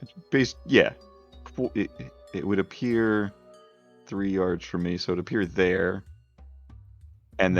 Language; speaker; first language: English; native; English